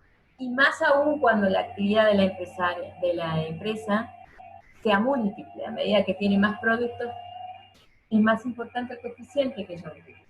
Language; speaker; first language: Spanish; native; Spanish